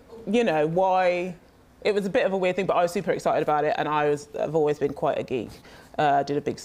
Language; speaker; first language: English; native; English